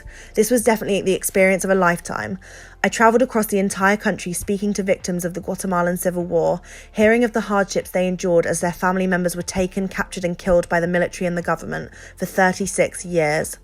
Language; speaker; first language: English; native; English